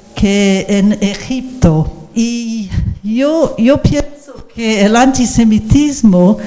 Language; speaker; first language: Spanish; non-native, fluent; English